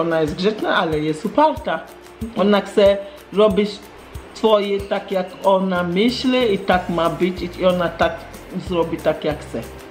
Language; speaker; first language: Polish; non-native, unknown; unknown